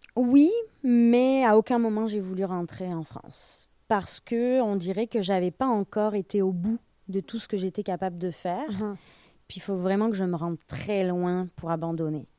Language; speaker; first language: French; native; French